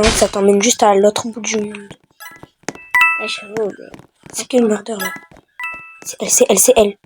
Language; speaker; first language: French; native; French